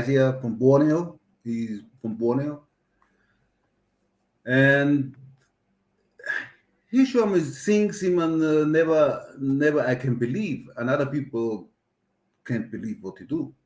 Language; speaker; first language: English; non-native, learner; German